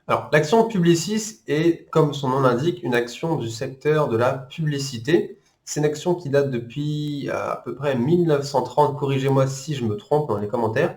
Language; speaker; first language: French; native; French